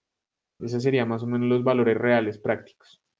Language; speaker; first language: Spanish; native; Spanish